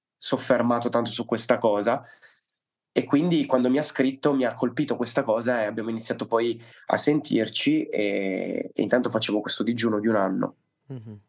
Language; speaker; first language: Italian; native; Italian